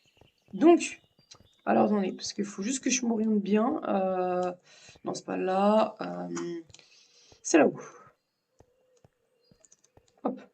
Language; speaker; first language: French; native; French